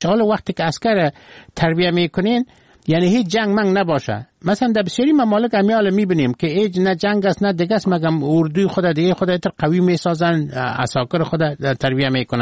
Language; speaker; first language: Persian; native; Persian